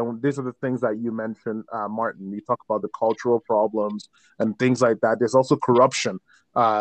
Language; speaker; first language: English; non-native, local second language; Yoruba